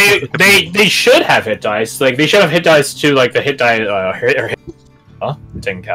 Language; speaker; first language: English; native; English